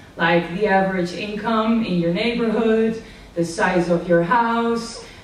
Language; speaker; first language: English; non-native, fluent; Dutch